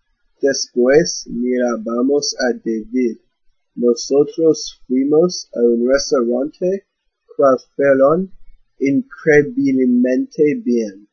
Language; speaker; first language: Spanish; non-native, learner; English